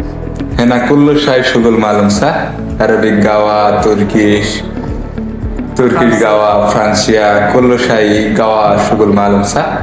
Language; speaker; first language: Arabic; non-native, learner; Bangla